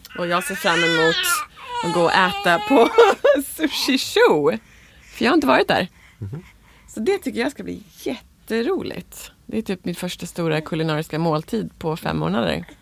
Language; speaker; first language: Swedish; native; Swedish